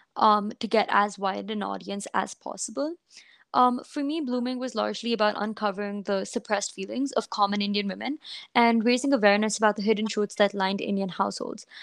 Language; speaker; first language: English; non-native, local second language; Hindi